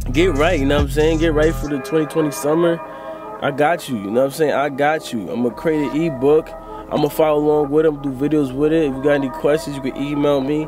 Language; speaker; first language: English; native; English